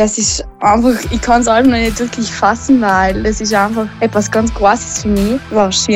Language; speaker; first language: German; native; German